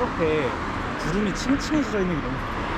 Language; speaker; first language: Korean; native; Korean